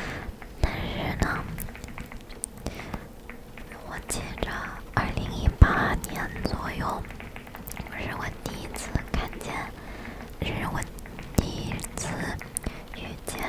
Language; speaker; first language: Chinese; early bilingual, heritage; English